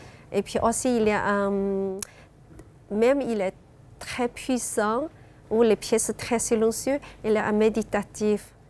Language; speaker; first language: French; non-native, learner; Chinese